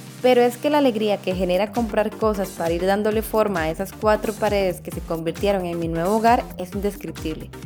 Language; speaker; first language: Spanish; native; Spanish